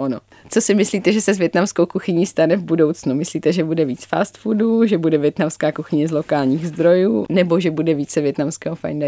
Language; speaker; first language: Czech; native; Czech